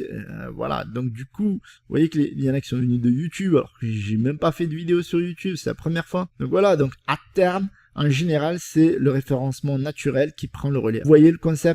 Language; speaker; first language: French; native; French